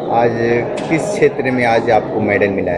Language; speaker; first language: Hindi; native; Hindi